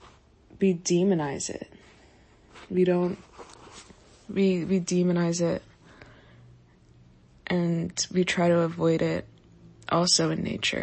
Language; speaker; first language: English; native; English